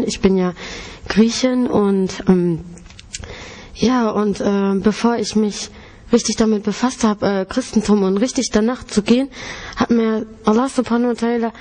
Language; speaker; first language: German; early bilingual, other home language; Greek